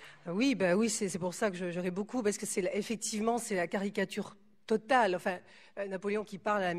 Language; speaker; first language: French; native; French